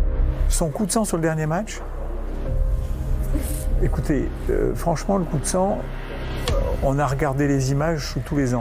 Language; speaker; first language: French; native; French